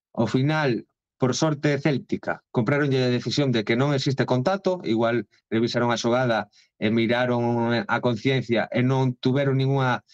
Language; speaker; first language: Spanish; non-native, local second language; Galician